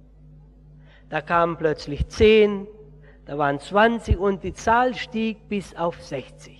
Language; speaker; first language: German; early bilingual, heritage; Portuguese